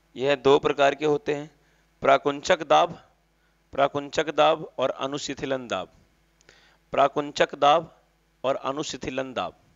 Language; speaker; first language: Hindi; native; Hindi